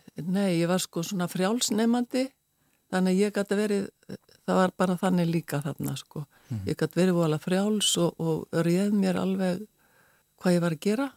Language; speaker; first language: Icelandic; native; Icelandic